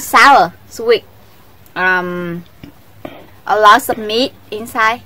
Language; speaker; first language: English; non-native, learner; Vietnamese